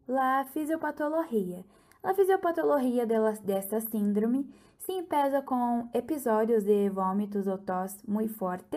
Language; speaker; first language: Portuguese; non-native, learner; Spanish